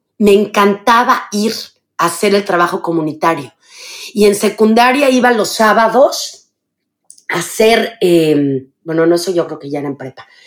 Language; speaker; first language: Spanish; native; Spanish